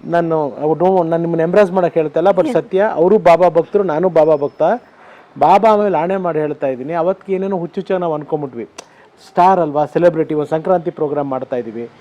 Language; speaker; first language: Kannada; native; Kannada